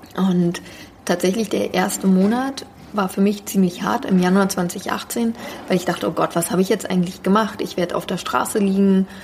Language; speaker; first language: German; native; German